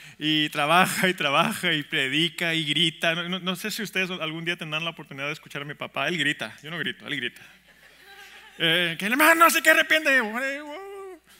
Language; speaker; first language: Spanish; early bilingual, heritage; Spanish